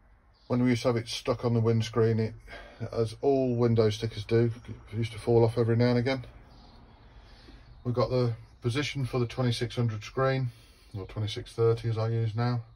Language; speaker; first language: English; native; English